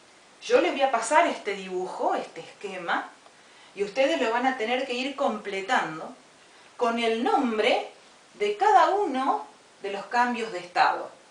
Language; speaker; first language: Spanish; native; Spanish